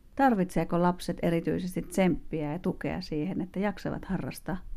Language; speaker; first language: Finnish; native; Finnish